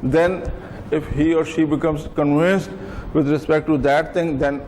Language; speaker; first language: English; non-native, local second language; Urdu